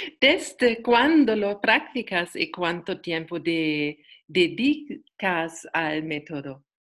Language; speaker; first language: Spanish; non-native, learner; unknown